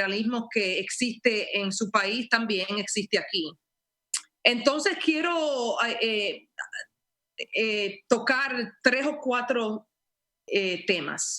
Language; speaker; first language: Spanish; early bilingual, heritage; Spanish